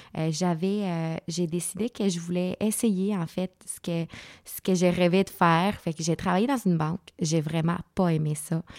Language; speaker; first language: French; non-native, fluent; Spanish